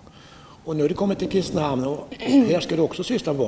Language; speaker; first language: Swedish; native; Swedish